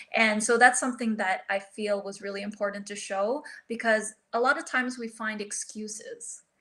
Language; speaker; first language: English; early bilingual, other home language; Filipino